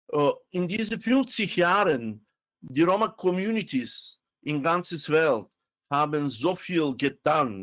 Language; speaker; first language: German; non-native, fluent; Romany